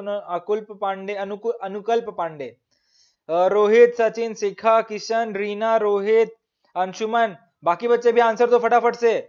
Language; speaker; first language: Hindi; native; Hindi